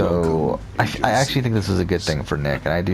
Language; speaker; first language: English; native; English